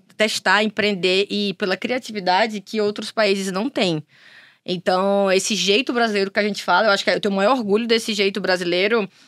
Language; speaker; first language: Portuguese; native; Portuguese